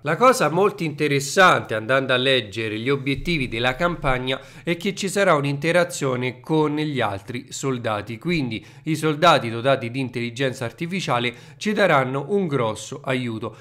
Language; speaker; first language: Italian; native; Italian